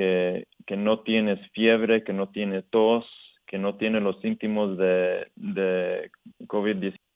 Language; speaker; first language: Spanish; early bilingual, heritage; Spanish